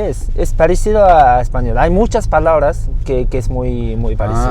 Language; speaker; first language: Spanish; early bilingual, other home language; Mongolian